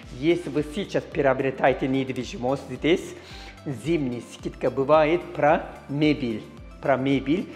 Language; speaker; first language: Russian; non-native, learner; Turkish